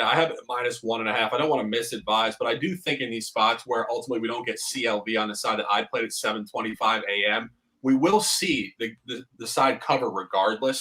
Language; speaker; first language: English; native; English